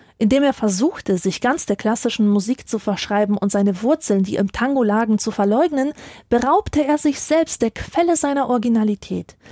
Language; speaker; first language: German; early bilingual, other home language; Polish